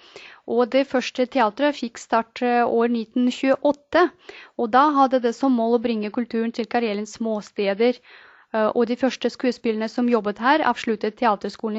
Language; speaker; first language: Norwegian; non-native, fluent; Russian